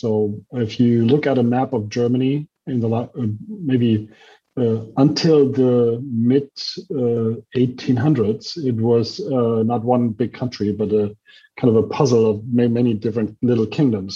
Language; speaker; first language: English; non-native, fluent; German